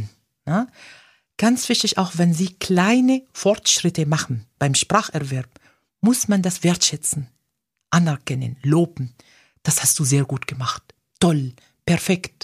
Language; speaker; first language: German; non-native, fluent; Arabic